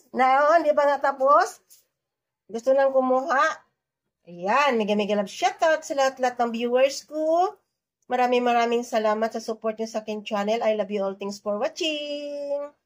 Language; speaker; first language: Filipino; non-native, local second language; Cebuano